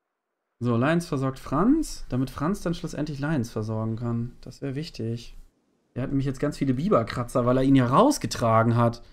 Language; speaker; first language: German; native; German